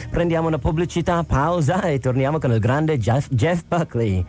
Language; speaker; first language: Italian; non-native, fluent; English